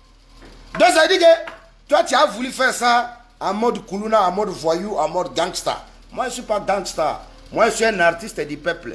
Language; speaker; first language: French; non-native, local second language; Lingala